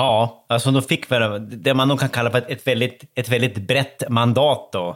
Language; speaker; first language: Swedish; native; Swedish